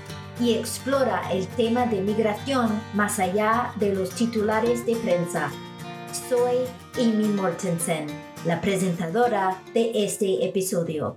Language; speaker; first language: Spanish; non-native, fluent; English